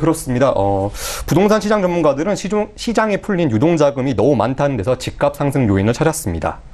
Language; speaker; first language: Korean; native; Korean